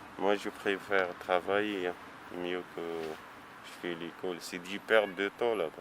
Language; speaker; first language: French; non-native, learner; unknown